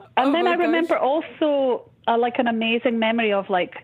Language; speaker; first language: English; native; English